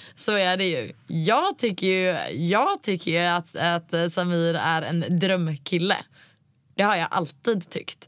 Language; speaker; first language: Swedish; native; Swedish